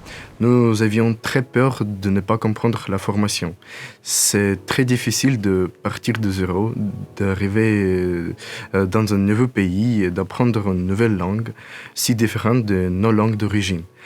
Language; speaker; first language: French; non-native, learner; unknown